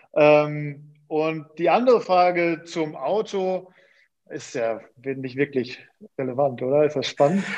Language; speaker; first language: German; native; German